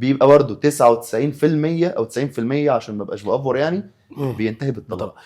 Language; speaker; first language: Arabic; native; Arabic